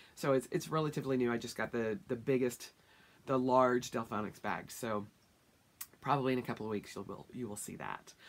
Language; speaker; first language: English; native; English